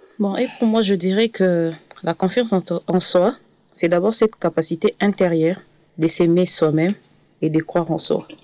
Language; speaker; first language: French; non-native, local second language; Lingala